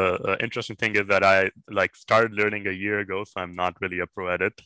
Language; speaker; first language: English; non-native, local second language; Urdu